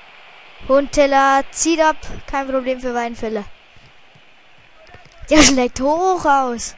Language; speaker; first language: German; native; German